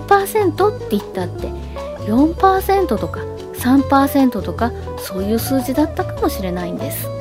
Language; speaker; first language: Japanese; native; Japanese